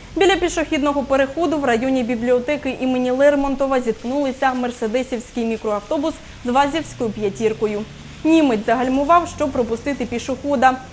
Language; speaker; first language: Ukrainian; native; Ukrainian